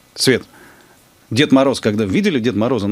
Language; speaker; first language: Russian; native; Russian